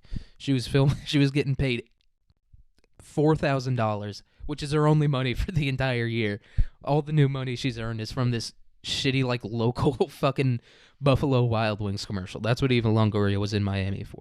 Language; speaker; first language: English; native; English